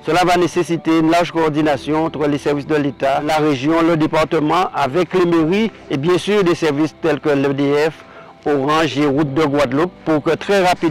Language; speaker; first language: French; native; French